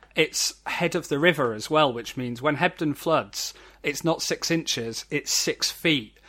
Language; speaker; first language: English; native; English